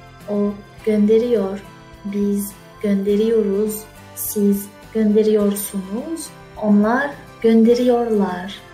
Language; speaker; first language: Turkish; non-native, fluent; French